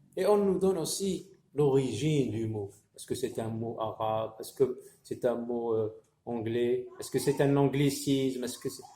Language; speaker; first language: French; non-native, local second language; Arabic